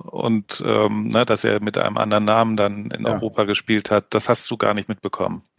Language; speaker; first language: German; native; German